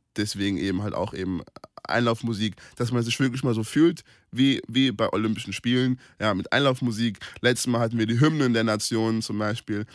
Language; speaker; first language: German; native; German